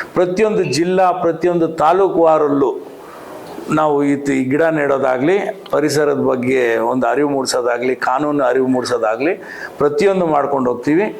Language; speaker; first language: Kannada; native; Kannada